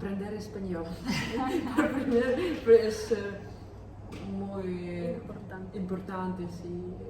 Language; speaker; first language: Spanish; non-native, learner; Ukrainian